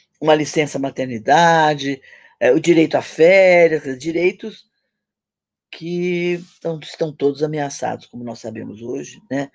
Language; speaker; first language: Portuguese; native; Portuguese